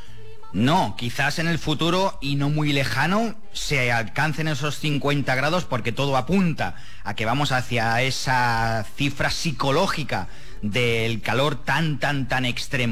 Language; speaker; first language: Spanish; native; Spanish